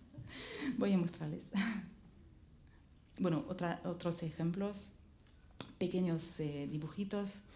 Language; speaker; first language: Spanish; non-native, learner; French